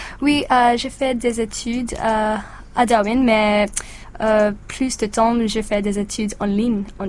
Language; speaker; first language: French; non-native, learner; English